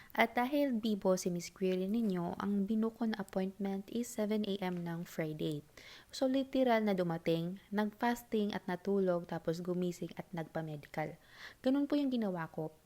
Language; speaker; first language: Filipino; native; Filipino